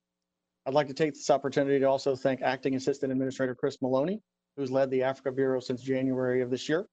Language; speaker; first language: English; native; English